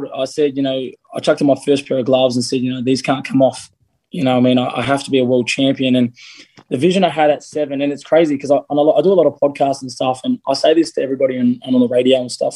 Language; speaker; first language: English; native; English